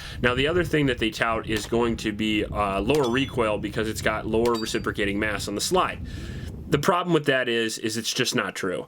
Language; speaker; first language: English; native; English